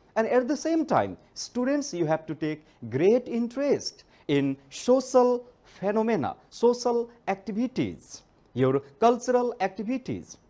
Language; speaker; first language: English; non-native, local second language; Nepali